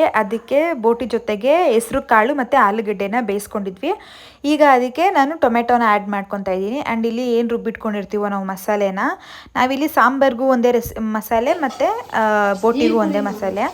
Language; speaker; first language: Kannada; native; Kannada